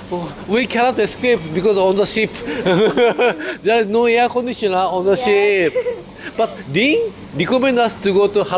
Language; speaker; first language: English; non-native, learner; Japanese